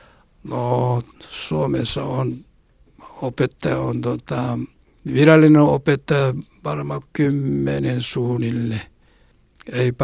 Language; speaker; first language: Finnish; non-native, learner; Korean